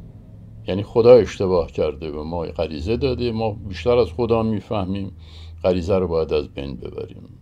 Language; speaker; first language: Persian; native; Persian